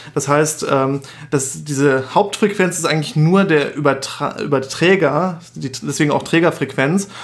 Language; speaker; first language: German; native; German